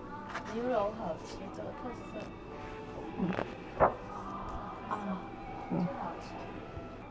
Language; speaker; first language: Chinese; non-native, learner; Korean